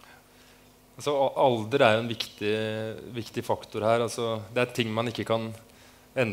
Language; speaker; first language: Norwegian; native; Norwegian